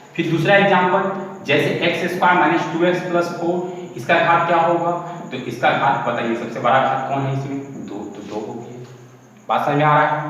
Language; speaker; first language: Hindi; native; Hindi